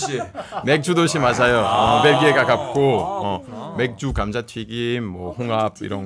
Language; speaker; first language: Korean; non-native, fluent; French